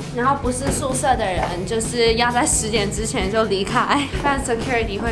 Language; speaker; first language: Chinese; native; Chinese